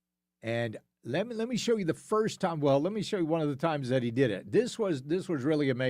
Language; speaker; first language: English; native; English